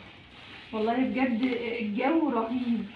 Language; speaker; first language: Arabic; native; Arabic